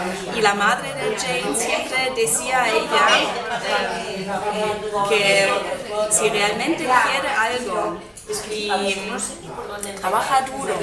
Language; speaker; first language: Spanish; non-native, fluent; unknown